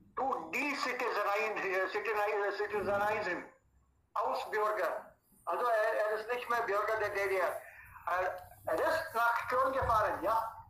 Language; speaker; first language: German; non-native, fluent; Hindi